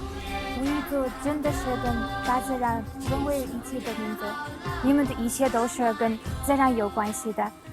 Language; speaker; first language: Chinese; non-native, fluent; Kazakh